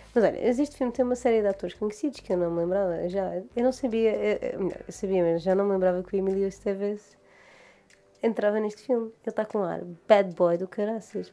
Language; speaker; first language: Portuguese; native; Portuguese